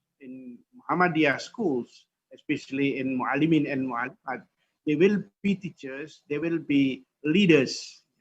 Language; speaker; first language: English; non-native, fluent; Indonesian